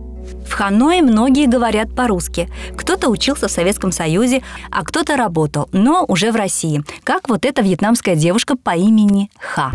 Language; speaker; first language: Russian; native; Russian